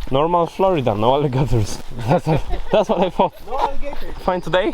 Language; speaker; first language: English; non-native, fluent; Polish